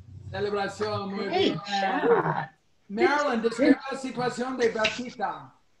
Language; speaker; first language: Spanish; non-native, fluent; English